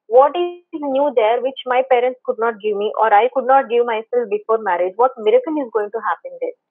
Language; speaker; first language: English; non-native, local second language; Telugu